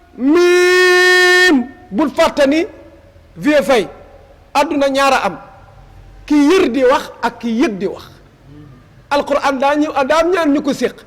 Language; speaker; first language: Wolof; native; Wolof